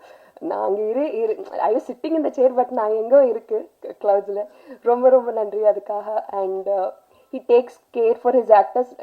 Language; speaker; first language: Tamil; non-native, learner; Telugu